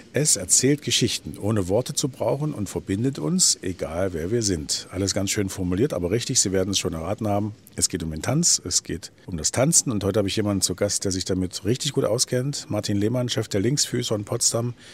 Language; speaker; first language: German; native; German